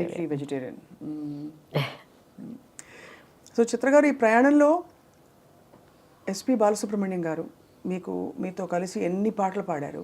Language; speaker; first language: Telugu; native; Telugu